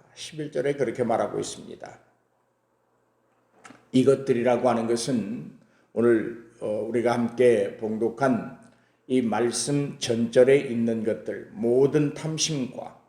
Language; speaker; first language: Korean; native; Korean